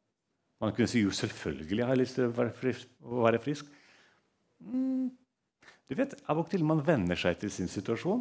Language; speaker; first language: Norwegian; non-native, fluent; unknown